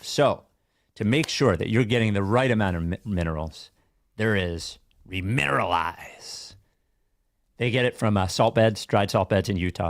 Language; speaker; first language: English; native; English